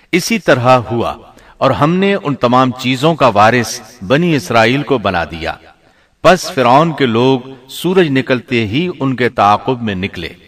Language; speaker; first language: Urdu; native; Urdu